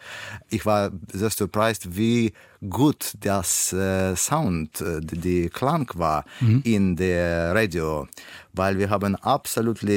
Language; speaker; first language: German; non-native, learner; Russian